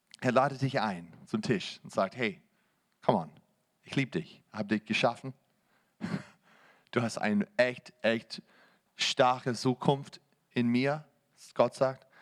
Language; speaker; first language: German; non-native, fluent; English